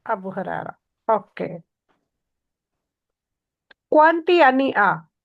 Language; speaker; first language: Italian; non-native, learner; Urdu